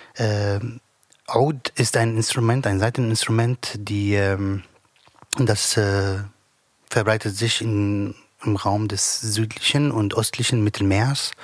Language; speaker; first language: German; non-native, learner; Arabic